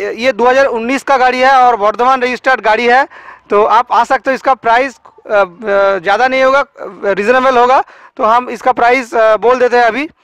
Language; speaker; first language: Hindi; non-native, local second language; Bangla